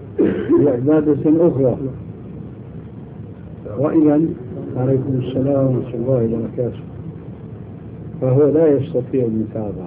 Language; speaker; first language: Arabic; early bilingual, other home language; Albanian